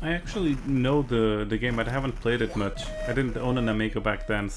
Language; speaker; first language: English; non-native, fluent; Portuguese